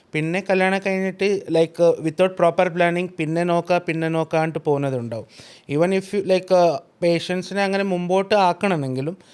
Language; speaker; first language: Malayalam; early bilingual, heritage; Malayalam